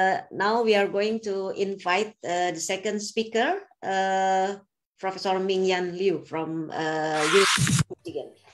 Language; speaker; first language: English; non-native, fluent; Indonesian